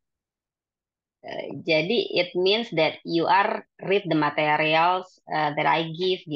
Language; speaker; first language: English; non-native, fluent; Indonesian